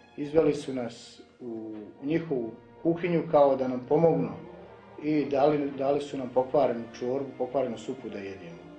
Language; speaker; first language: Bosnian; native; Bosnian